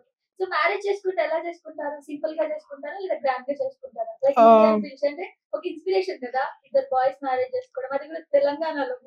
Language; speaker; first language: Telugu; native; Telugu